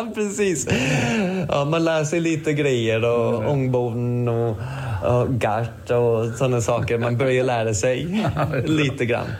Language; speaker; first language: Swedish; non-native, fluent; English